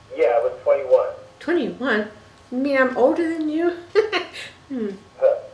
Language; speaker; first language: English; native; English